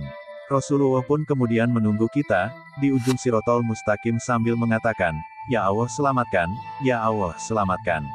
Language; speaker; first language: Indonesian; native; Indonesian